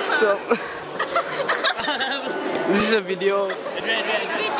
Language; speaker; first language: English; non-native, local second language; Malay